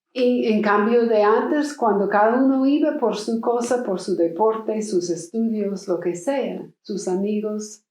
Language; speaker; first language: Spanish; non-native, fluent; English